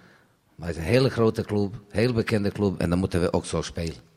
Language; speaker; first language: Dutch; non-native, fluent; Serbian